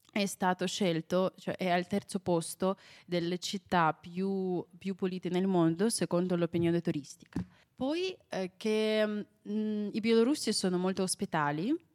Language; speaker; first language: Italian; non-native, fluent; Belarusian